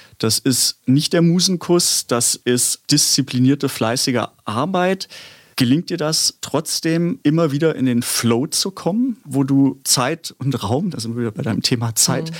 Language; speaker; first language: German; native; German